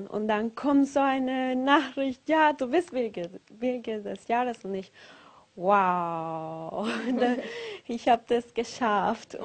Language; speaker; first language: German; non-native, learner; Spanish